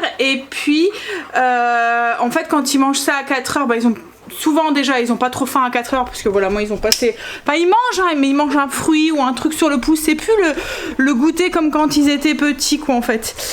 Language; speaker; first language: French; native; French